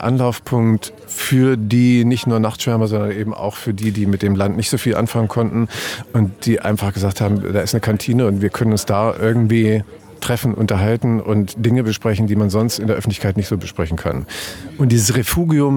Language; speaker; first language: German; native; German